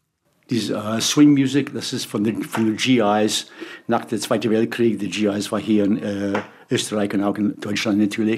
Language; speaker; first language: German; non-native, fluent; English